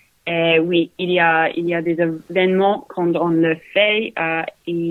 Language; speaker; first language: French; non-native, learner; English